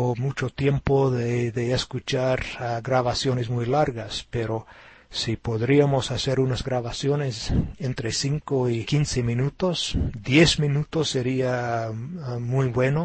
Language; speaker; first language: Spanish; non-native, fluent; English